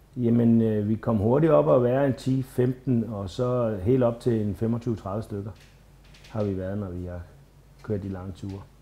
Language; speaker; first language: Danish; native; Danish